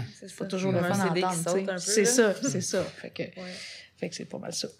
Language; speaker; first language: French; native; French